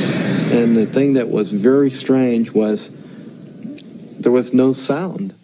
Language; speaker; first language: English; native; English